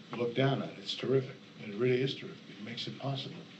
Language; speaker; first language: English; native; English